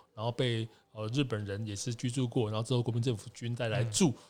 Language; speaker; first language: Chinese; native; Chinese